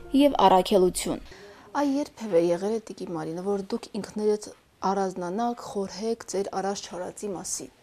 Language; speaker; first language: Armenian; native; Armenian